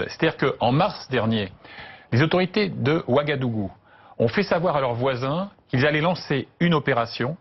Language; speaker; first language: French; native; French